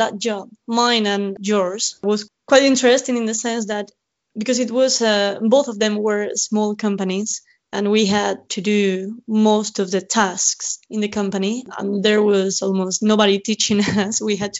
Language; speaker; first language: English; non-native, fluent; Spanish